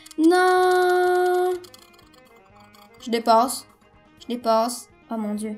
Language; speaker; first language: French; native; French